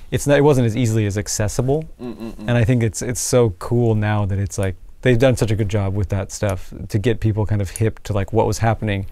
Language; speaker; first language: English; native; English